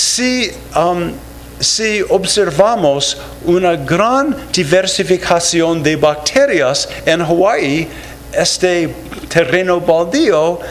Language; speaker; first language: Spanish; non-native, fluent; English